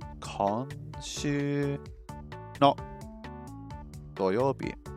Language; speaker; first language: Japanese; non-native, learner; English